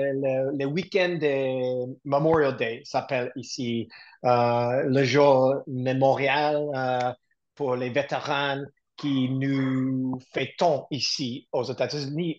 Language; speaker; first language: French; non-native, learner; English